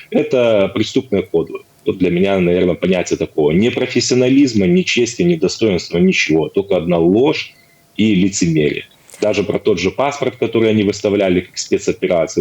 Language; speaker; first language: Russian; native; Russian